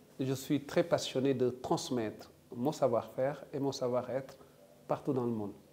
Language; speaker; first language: French; non-native, local second language; Wolof